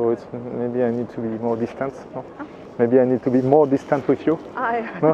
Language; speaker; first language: English; non-native, fluent; French